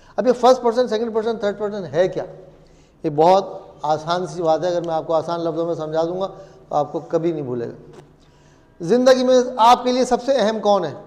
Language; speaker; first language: Urdu; native; Urdu